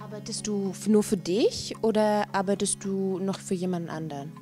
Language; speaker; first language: German; native; German